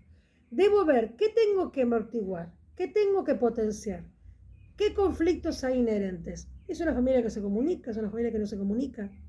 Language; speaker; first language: Spanish; native; Spanish